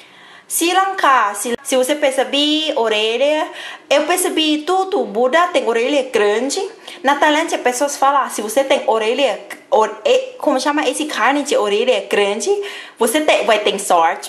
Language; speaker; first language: Portuguese; non-native, fluent; Thai